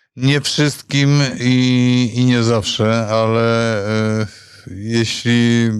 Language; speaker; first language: Polish; native; Polish